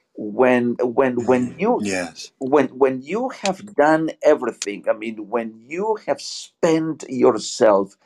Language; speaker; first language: English; non-native, fluent; Spanish